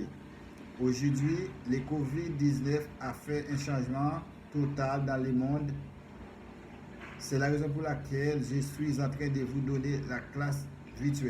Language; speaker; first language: French; non-native, fluent; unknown